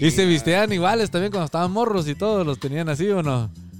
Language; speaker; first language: Spanish; early bilingual, other home language; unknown